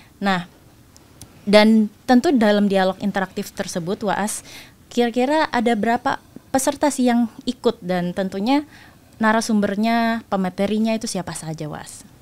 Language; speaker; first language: Indonesian; native; Indonesian